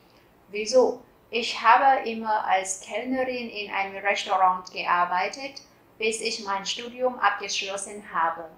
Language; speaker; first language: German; non-native, fluent; Vietnamese